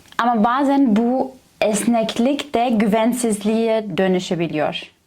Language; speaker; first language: Turkish; non-native, fluent; German